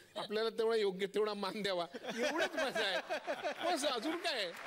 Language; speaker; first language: Marathi; native; Marathi